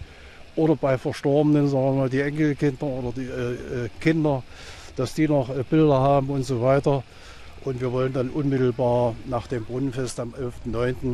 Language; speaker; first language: German; native; German